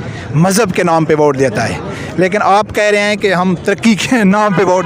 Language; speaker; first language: Urdu; native; Urdu